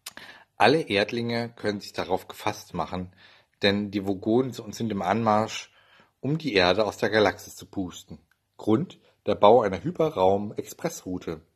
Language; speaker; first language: German; native; German